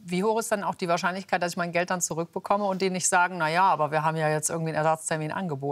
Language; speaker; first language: German; native; German